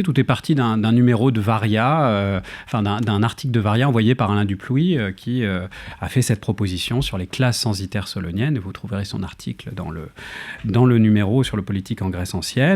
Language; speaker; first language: French; native; French